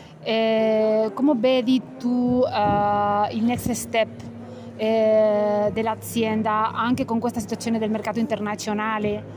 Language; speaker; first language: Italian; non-native, fluent; Spanish